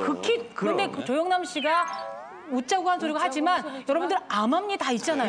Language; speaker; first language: Korean; native; Korean